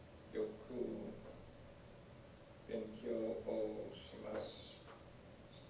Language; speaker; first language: Japanese; non-native, learner; English